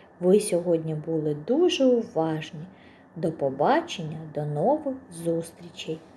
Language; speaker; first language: Ukrainian; native; Ukrainian